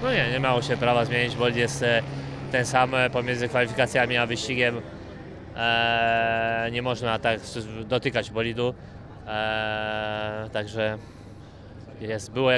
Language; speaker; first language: Polish; native; Polish